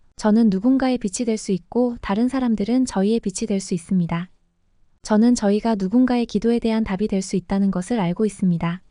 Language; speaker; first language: Korean; non-native, fluent; Filipino